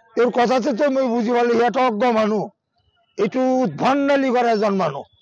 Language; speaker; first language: Assamese; non-native, local second language; Bangla